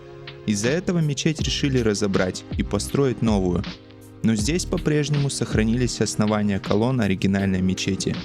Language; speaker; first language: Russian; native; Russian